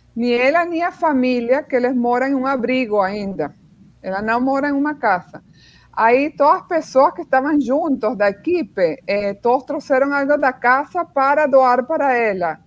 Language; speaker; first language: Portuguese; non-native, fluent; Spanish